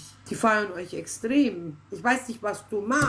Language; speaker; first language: German; native; German